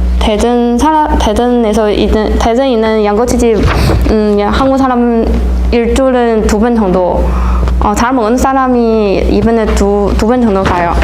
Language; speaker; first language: Korean; non-native, learner; Chinese